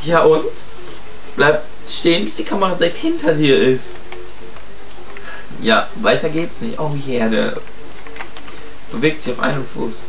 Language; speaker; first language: German; early bilingual, other home language; Turkish